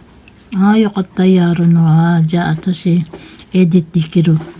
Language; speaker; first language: Japanese; non-native, learner; Filipino